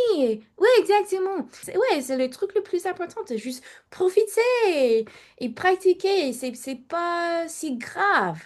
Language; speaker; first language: French; non-native, learner; English